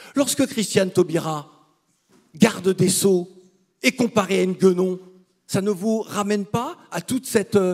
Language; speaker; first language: French; native; French